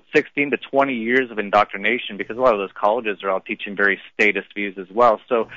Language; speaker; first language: English; native; English